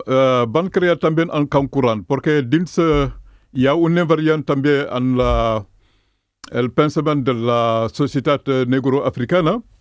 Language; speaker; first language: Catalan; non-native, fluent; Mandingo